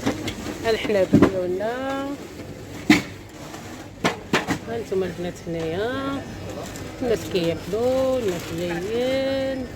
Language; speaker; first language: Arabic; native; Arabic